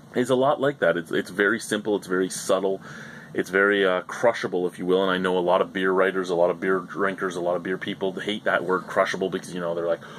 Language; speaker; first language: English; native; English